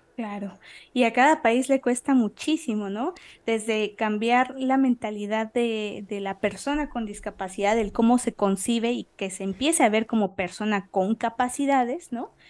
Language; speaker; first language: Spanish; native; Spanish